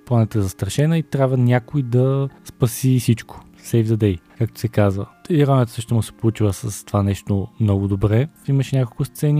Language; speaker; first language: Bulgarian; native; Bulgarian